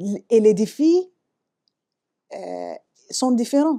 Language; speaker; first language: French; non-native, fluent; Arabic